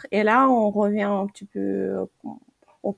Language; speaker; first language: French; non-native, fluent; Ukrainian